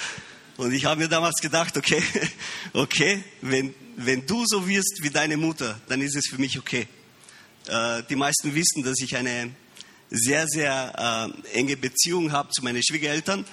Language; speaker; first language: German; early bilingual, heritage; Romanian